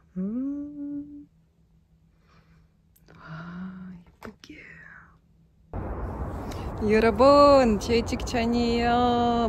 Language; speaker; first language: Korean; non-native, learner; Russian